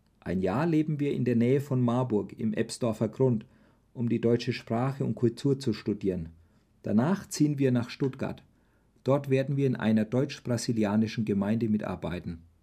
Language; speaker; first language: German; non-native, learner; Portuguese